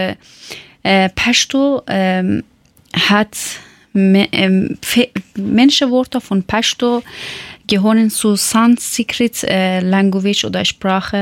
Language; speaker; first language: German; non-native, learner; Persian